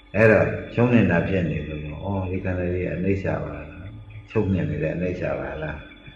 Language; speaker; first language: Burmese; native; Burmese